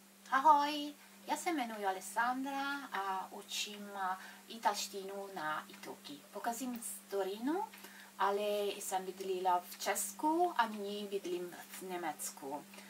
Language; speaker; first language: Czech; non-native, learner; Italian